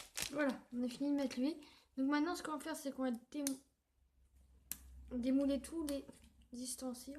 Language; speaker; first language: French; native; French